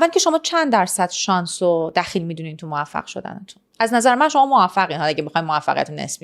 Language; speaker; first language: Persian; native; Persian